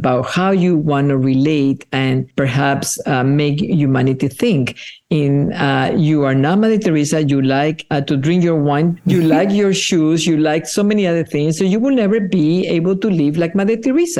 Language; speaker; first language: English; non-native, fluent; Spanish